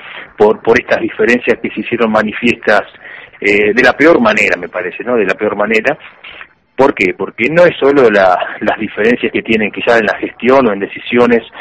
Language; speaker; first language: Spanish; native; Spanish